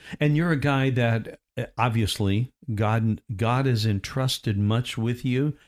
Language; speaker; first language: English; native; English